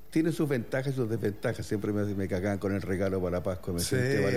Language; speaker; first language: Spanish; native; Spanish